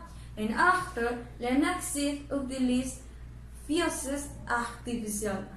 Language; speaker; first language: French; non-native, learner; Spanish